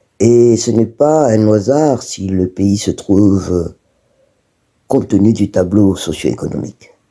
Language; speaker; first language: French; non-native, local second language; Malagasy